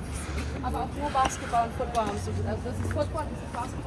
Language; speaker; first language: German; native; German